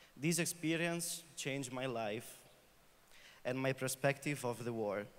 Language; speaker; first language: English; non-native, fluent; Italian